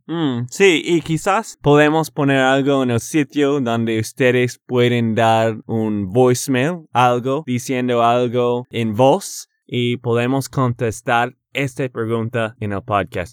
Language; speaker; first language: Spanish; non-native, fluent; English